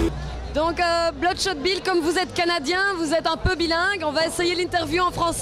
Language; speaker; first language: French; native; French